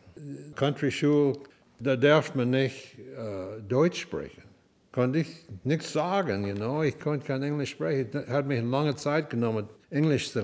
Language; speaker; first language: German; early bilingual, heritage; German